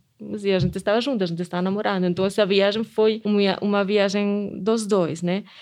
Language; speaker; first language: Portuguese; non-native, fluent; Spanish